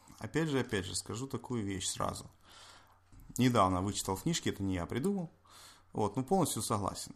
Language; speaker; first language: Russian; native; Russian